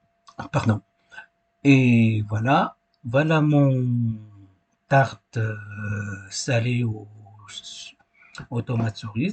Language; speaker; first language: French; non-native, learner; Arabic